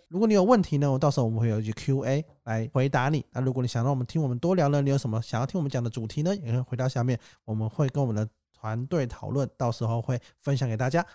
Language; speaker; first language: Chinese; native; Chinese